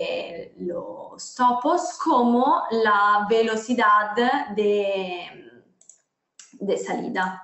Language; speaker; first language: Spanish; non-native, fluent; Italian